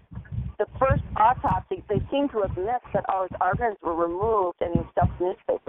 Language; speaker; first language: English; native; English